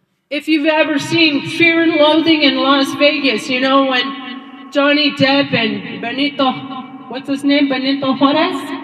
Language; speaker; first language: English; native; English